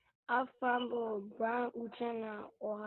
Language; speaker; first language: Igbo; non-native, learner; English